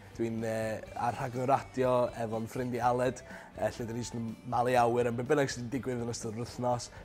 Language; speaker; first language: Welsh; native; Welsh